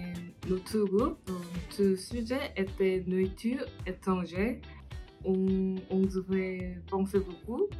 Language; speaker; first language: French; non-native, learner; Korean